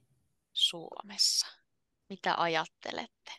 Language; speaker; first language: Finnish; native; Finnish